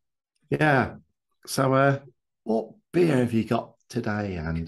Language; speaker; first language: English; native; English